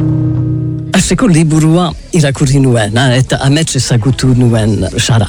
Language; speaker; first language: Basque; non-native, learner; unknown